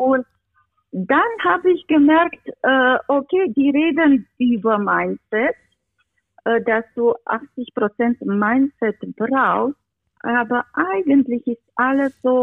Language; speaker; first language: German; non-native, fluent; Romanian